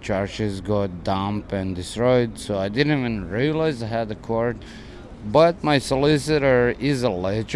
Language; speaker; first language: English; non-native, fluent; Croatian